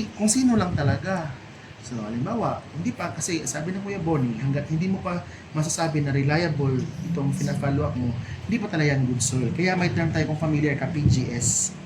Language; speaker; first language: Filipino; native; Filipino